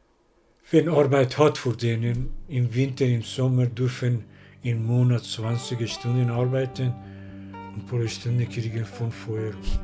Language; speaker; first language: German; non-native, learner; Persian